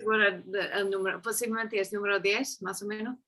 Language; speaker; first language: Spanish; non-native, fluent; English